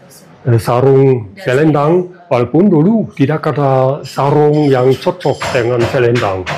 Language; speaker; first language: Indonesian; non-native, fluent; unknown